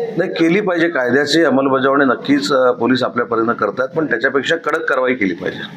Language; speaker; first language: Marathi; native; Marathi